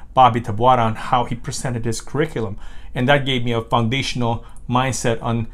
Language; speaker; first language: English; non-native, local second language; Filipino